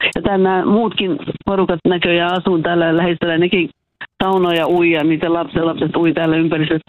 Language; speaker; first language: Finnish; early bilingual, heritage; Finnish